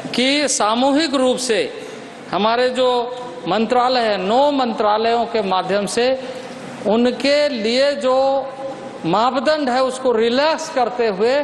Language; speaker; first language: Hindi; native; Hindi